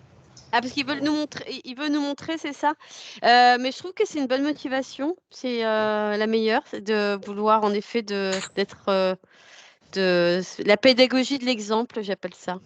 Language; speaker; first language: French; native; French